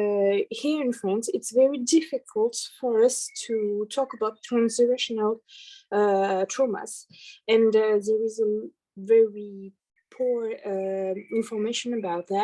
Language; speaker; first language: English; non-native, learner; French